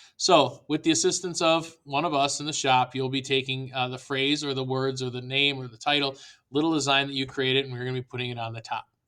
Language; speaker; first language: English; native; English